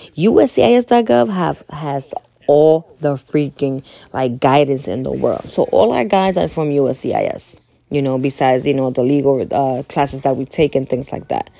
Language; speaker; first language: English; early bilingual, other home language; Spanish